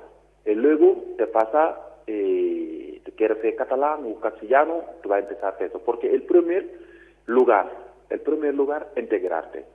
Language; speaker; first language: Spanish; non-native, learner; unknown